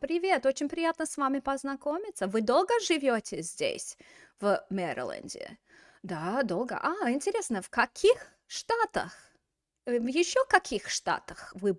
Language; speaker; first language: Russian; non-native, fluent; English